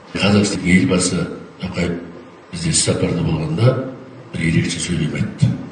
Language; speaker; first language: Kazakh; native; Kazakh